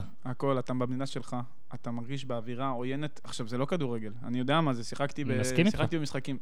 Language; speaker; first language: Hebrew; native; Hebrew